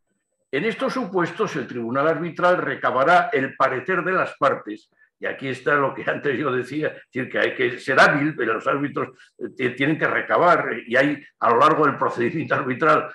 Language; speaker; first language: Spanish; native; Spanish